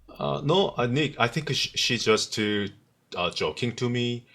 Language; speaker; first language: English; non-native, learner; Korean